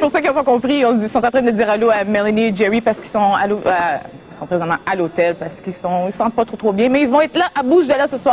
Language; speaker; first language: French; native; French